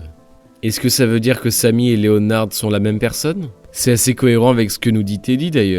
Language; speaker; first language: French; native; French